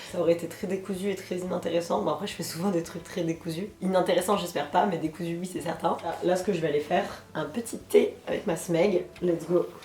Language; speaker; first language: French; native; French